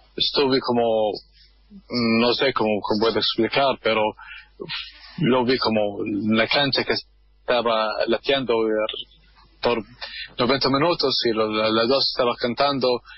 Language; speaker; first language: Spanish; non-native, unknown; Arabic